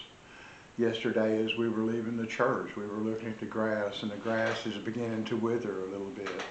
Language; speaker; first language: English; native; English